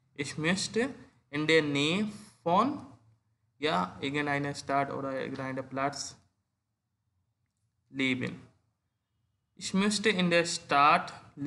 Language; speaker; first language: German; non-native, learner; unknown